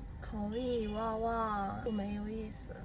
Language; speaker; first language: Chinese; non-native, learner; Korean